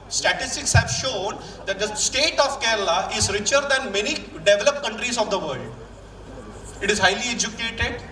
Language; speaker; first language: English; non-native, local second language; Malayalam